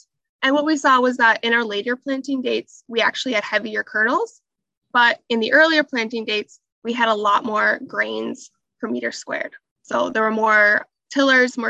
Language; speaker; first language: English; native; English